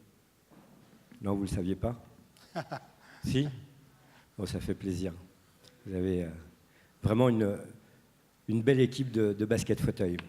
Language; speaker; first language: French; native; French